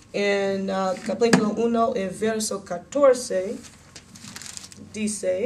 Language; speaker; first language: Spanish; non-native, learner; English